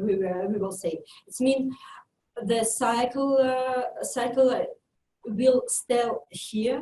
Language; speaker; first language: English; non-native, fluent; French